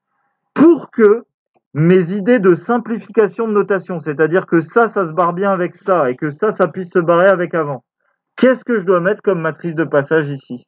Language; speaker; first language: French; native; French